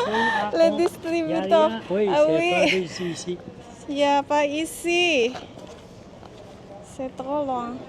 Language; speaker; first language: French; non-native, learner; Indonesian